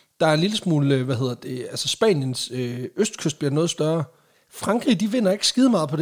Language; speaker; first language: Danish; native; Danish